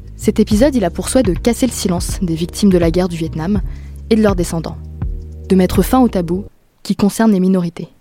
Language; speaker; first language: French; native; French